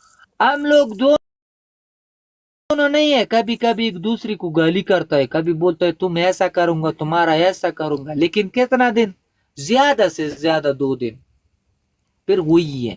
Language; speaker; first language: Hindi; non-native, local second language; Pashto